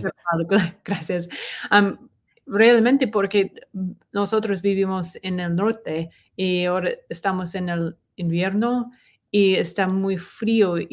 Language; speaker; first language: Spanish; non-native, learner; English